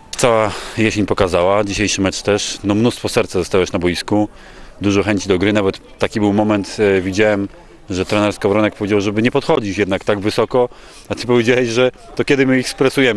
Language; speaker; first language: Polish; native; Polish